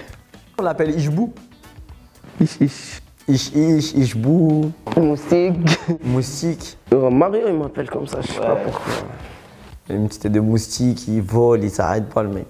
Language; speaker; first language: French; native; French